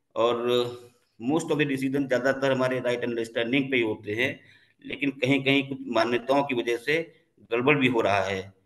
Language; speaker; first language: Hindi; native; Hindi